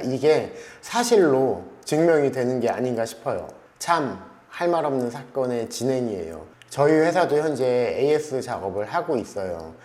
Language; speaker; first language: Korean; native; Korean